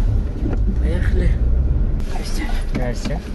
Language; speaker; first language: Russian; non-native, learner; Kyrgyz